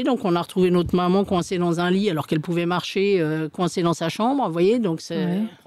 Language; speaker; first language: French; native; French